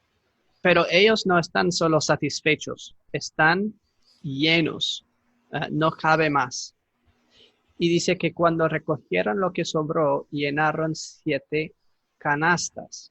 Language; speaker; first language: Spanish; non-native, fluent; English